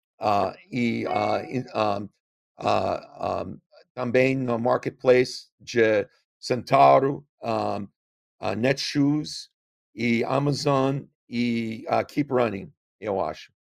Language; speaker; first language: Portuguese; non-native, learner; English